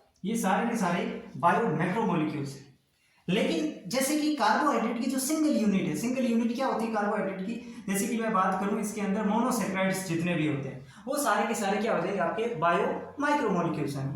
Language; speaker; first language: Hindi; native; Hindi